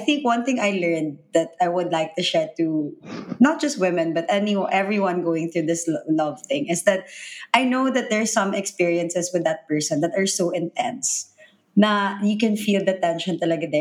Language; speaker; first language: English; non-native, local second language; Filipino